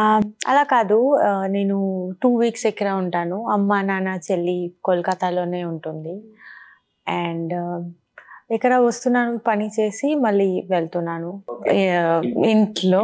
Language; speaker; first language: Telugu; non-native, learner; Bangla